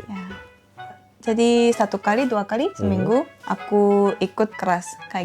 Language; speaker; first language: Indonesian; non-native, fluent; Japanese